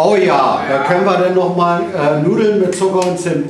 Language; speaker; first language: German; native; German